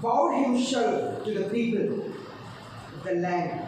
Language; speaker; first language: English; non-native, local second language; Telugu